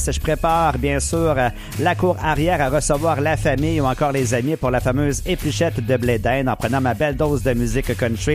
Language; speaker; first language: French; native; French